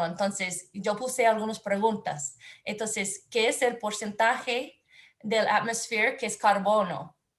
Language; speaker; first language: Spanish; non-native, learner; English